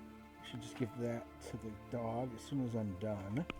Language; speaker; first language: English; native; English